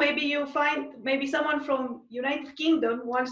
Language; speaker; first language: English; non-native, fluent; Romanian